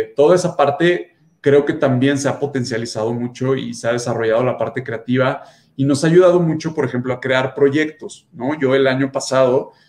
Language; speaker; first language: Spanish; native; Spanish